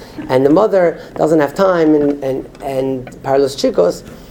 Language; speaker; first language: English; native; English